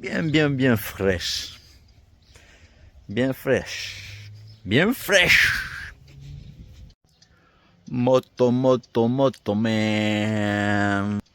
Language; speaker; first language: French; native; French